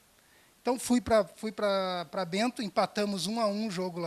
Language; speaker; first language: Portuguese; native; Portuguese